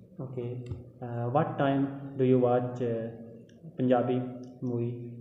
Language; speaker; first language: English; non-native, learner; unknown